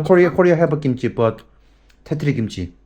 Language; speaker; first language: English; non-native, learner; Korean